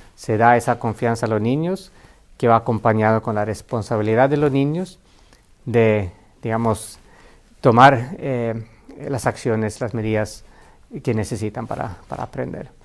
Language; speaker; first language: Spanish; non-native, fluent; Finnish